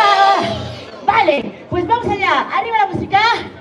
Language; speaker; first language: Spanish; native; Spanish